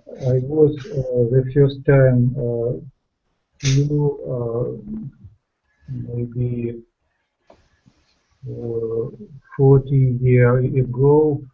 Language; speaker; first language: English; non-native, learner; Russian